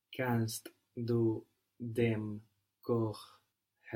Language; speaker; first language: German; non-native, learner; English